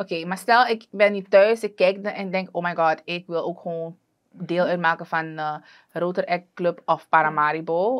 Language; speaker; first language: Dutch; native; Dutch